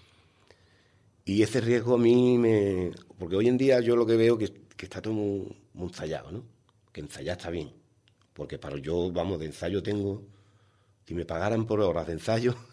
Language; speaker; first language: Spanish; native; Spanish